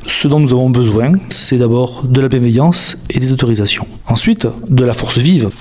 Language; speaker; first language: French; native; French